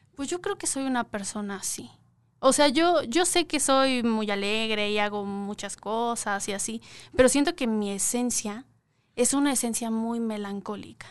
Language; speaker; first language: Spanish; native; Spanish